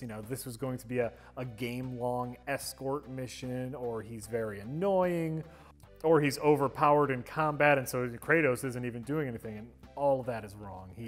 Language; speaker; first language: English; native; English